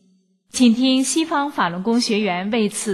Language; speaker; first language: Chinese; native; Chinese